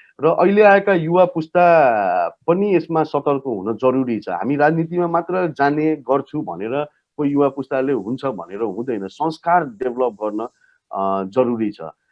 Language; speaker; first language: Nepali; non-native, local second language; Maithili